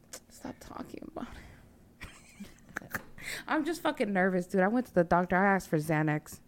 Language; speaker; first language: English; early bilingual, other home language; Spanish